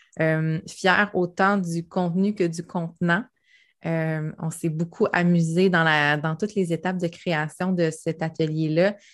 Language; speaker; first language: French; native; French